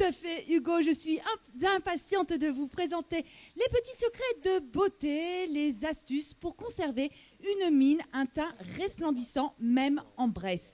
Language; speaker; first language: French; native; French